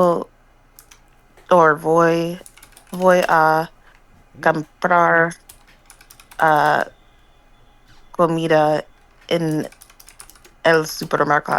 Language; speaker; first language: Spanish; non-native, learner; English